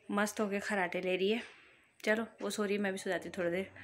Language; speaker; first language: Hindi; native; Hindi